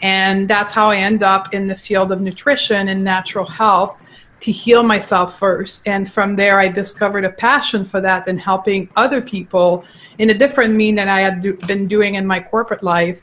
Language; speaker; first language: English; non-native, fluent; French